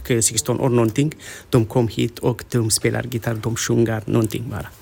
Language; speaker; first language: Swedish; non-native, learner; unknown